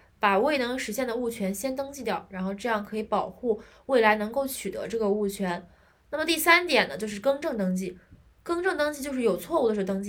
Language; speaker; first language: Chinese; native; Chinese